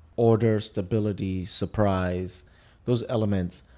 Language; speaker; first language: English; non-native, local second language; Yoruba